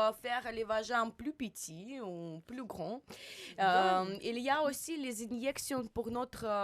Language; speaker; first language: French; non-native, learner; Russian